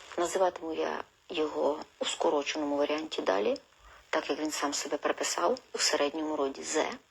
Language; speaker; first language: Ukrainian; native; Ukrainian